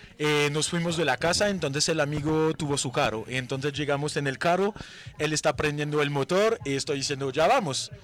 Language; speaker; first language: Spanish; non-native, fluent; French